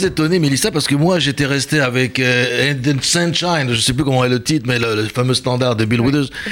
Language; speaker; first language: French; native; French